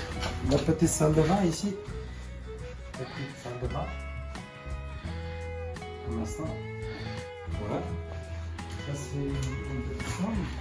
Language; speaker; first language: French; non-native, fluent; Nepali